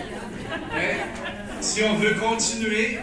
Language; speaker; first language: French; native; French